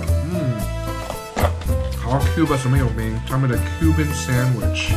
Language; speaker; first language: Chinese; non-native, fluent; English